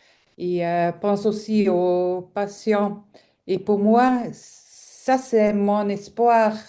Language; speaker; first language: French; non-native, local second language; Dutch